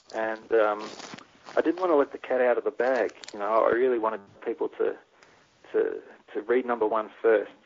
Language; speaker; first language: English; native; English